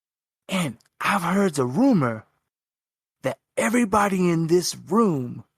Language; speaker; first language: English; native; English